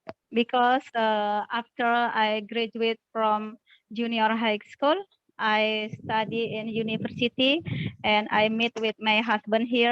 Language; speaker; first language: English; non-native, learner; Indonesian